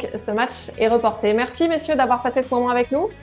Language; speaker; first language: French; native; French